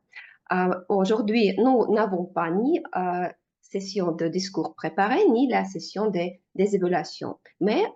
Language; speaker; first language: French; non-native, fluent; Russian